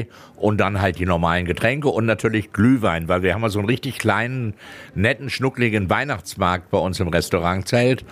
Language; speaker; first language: German; native; German